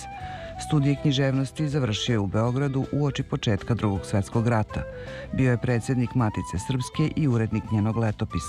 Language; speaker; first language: Serbian; native; Serbian